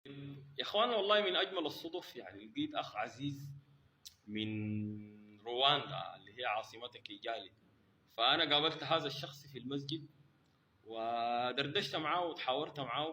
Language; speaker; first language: Arabic; native; Arabic